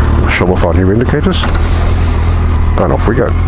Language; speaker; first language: English; native; English